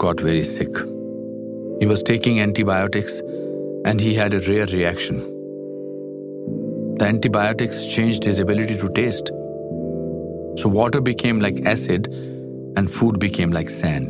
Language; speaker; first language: English; non-native, local second language; Kashmiri